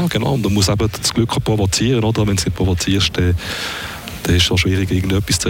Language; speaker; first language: German; native; German